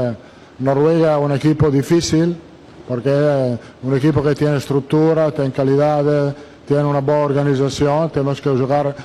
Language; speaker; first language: Portuguese; non-native, learner; Italian